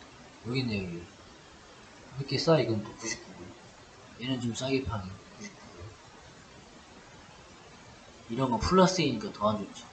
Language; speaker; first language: Korean; native; Korean